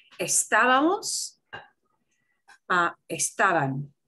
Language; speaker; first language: Spanish; non-native, fluent; English